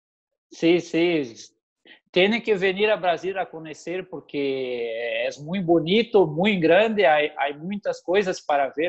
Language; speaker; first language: Spanish; non-native, learner; Portuguese